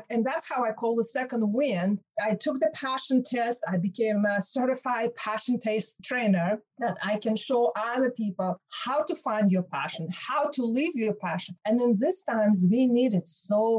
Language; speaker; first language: English; non-native, fluent; Russian